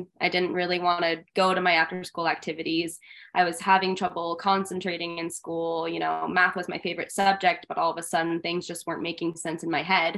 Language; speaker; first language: English; native; English